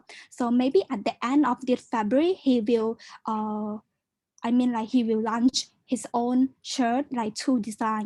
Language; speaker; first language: English; non-native, learner; Khmer